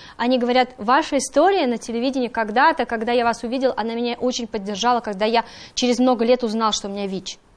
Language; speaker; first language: Russian; native; Russian